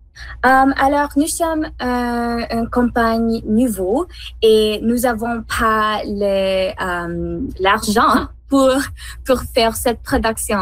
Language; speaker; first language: French; non-native, learner; English